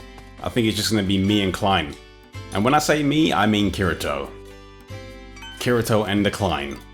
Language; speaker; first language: English; native; English